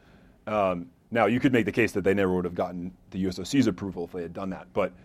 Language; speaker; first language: English; native; English